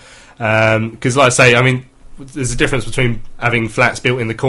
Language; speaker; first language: English; native; English